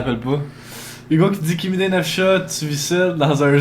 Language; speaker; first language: French; native; French